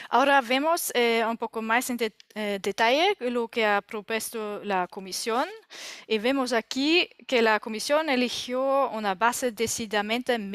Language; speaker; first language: Spanish; non-native, learner; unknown